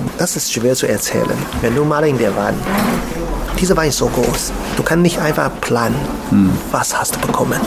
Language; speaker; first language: German; non-native, learner; Chinese